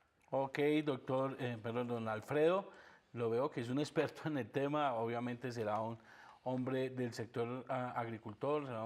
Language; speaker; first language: Spanish; native; Spanish